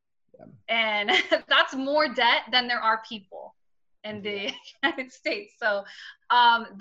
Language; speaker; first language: English; native; English